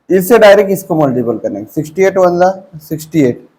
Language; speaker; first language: Hindi; non-native, local second language; Marathi